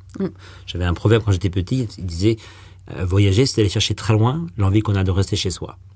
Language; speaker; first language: French; native; French